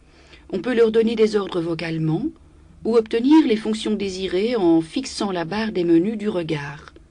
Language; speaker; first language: French; native; French